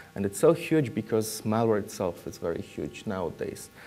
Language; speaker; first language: English; non-native, fluent; Romanian